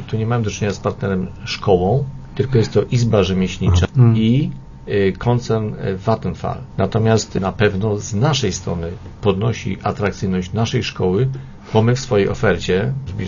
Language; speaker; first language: Polish; native; Polish